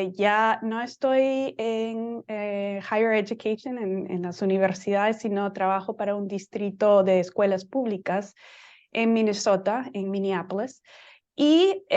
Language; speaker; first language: Spanish; non-native, fluent; English